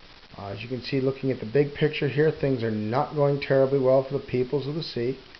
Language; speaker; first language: English; native; English